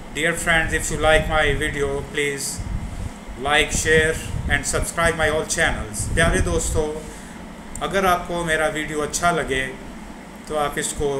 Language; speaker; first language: Urdu; non-native, local second language; Punjabi